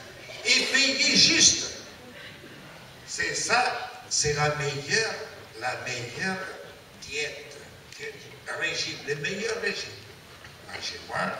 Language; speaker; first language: French; non-native, learner; Italian